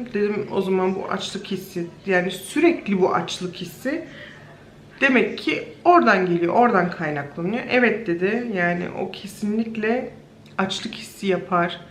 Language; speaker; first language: Turkish; early bilingual, heritage; Turkish